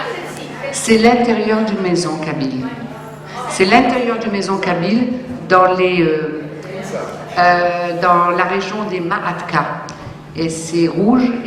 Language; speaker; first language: French; non-native, local second language; Kabyle